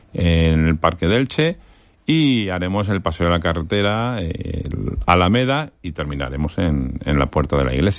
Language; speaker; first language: Spanish; native; Spanish